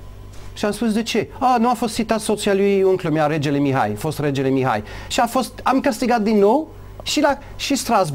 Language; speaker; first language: Romanian; non-native, learner; English